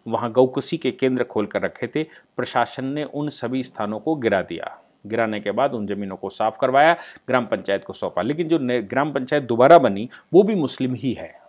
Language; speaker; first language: Hindi; native; Hindi